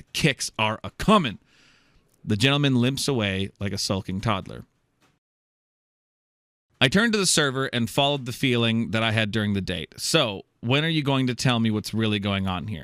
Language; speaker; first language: English; native; English